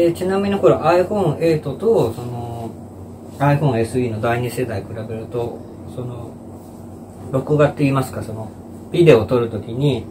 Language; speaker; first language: Japanese; native; Japanese